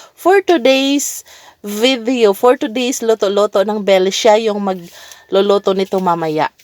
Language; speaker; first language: Filipino; non-native, local second language; Cebuano